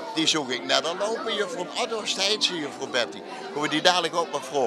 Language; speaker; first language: Dutch; native; Dutch